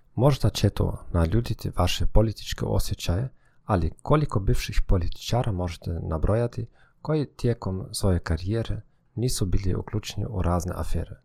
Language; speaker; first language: Croatian; non-native, fluent; German